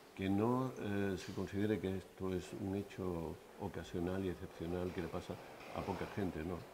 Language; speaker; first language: Spanish; native; Spanish